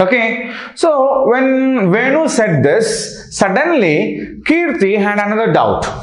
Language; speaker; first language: English; non-native, local second language; Telugu